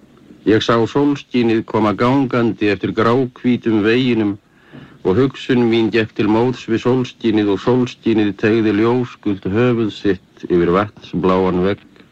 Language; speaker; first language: Icelandic; native; Icelandic